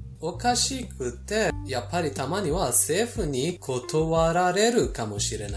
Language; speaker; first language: Japanese; non-native, fluent; Persian